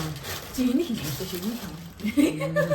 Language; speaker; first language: Mongolian; native; Mongolian